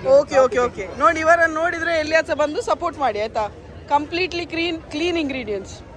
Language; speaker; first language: Kannada; non-native, local second language; Tulu